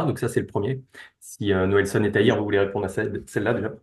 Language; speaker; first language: French; native; French